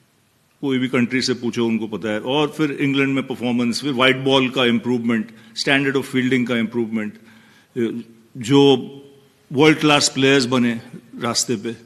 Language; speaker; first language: Hindi; non-native, local second language; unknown